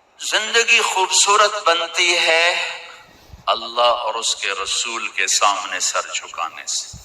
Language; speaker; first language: Urdu; non-native, local second language; Punjabi